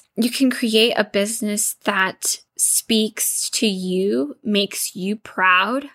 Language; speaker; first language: English; native; English